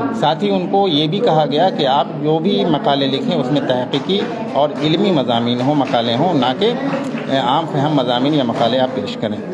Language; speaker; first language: Urdu; native; Urdu